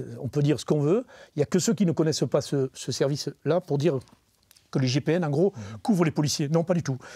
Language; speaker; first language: French; native; French